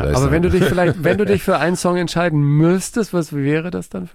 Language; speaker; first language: German; native; German